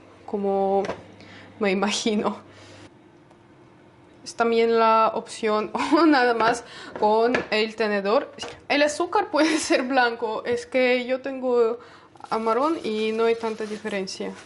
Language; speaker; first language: Spanish; non-native, learner; Russian